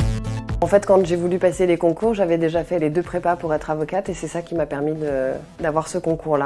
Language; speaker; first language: French; native; French